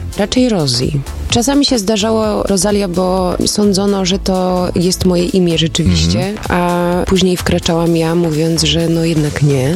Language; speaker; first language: Polish; early bilingual, heritage; Polish